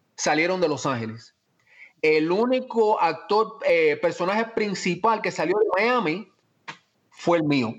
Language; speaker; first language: Spanish; early bilingual, heritage; Spanish